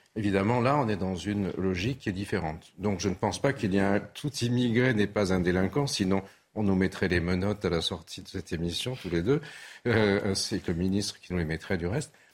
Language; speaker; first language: French; early bilingual, other home language; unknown